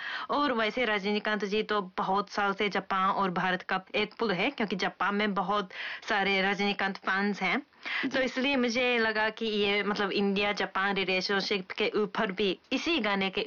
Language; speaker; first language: Hindi; non-native, fluent; Japanese